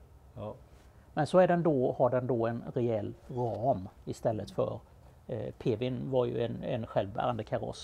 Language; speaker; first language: Swedish; native; Swedish